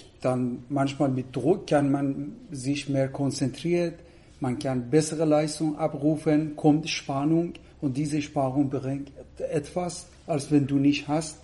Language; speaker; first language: German; non-native, fluent; Persian